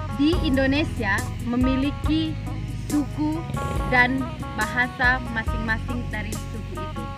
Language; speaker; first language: Indonesian; non-native, local second language; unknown